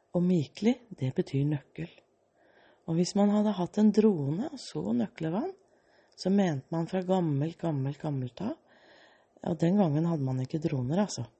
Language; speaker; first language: Norwegian; early bilingual, other home language; Danish